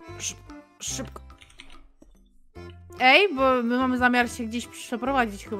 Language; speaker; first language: Polish; native; Polish